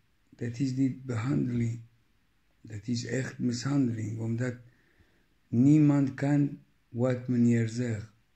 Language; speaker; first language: Dutch; non-native, learner; Persian